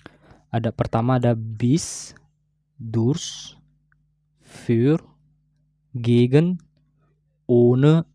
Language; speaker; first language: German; non-native, fluent; Indonesian